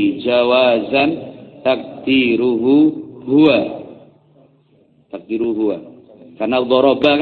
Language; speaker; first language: Arabic; non-native, fluent; Javanese